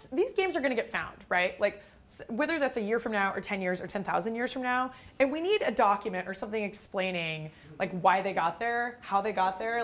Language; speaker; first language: English; native; English